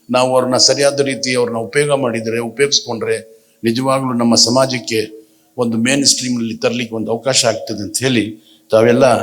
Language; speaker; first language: Kannada; non-native, local second language; Urdu